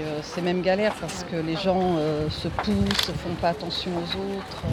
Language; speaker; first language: French; native; French